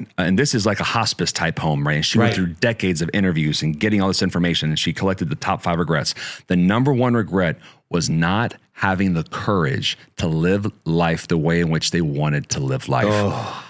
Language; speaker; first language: English; native; English